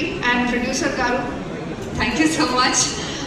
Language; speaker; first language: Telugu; non-native, fluent; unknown